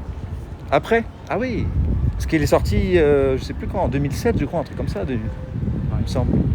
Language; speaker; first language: French; native; French